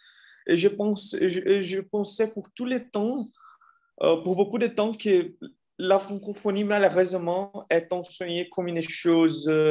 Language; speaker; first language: French; non-native, fluent; Portuguese